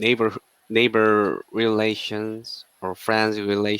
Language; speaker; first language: English; non-native, learner; Korean